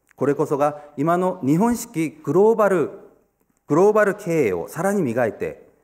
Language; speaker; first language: Japanese; non-native, fluent; Korean